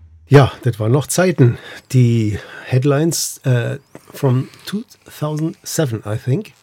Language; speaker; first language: German; native; German